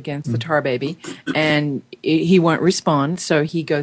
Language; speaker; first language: English; native; English